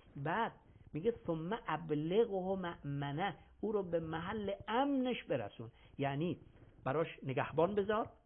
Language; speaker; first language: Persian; native; Persian